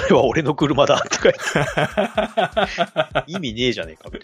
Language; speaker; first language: Japanese; native; Japanese